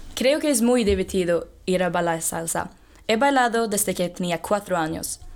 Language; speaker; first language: Spanish; non-native, fluent; Swedish